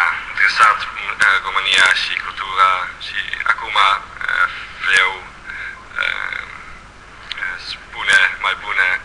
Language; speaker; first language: Romanian; non-native, learner; Dutch